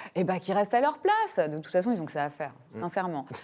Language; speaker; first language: French; native; French